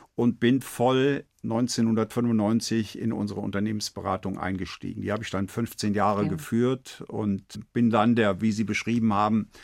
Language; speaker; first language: German; native; German